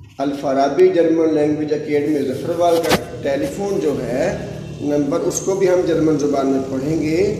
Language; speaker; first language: Urdu; non-native, local second language; Punjabi